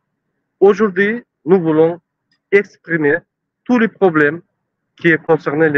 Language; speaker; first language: French; non-native, learner; Turkmen